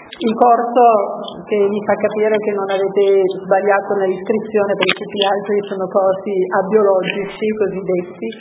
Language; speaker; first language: Italian; non-native, fluent; French